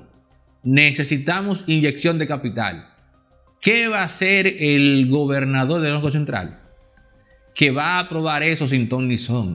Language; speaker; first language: Spanish; native; Spanish